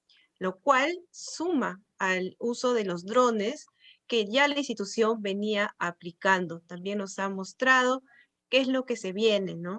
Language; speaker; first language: Spanish; native; Spanish